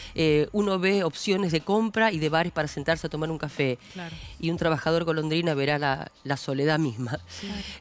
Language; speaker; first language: Spanish; native; Spanish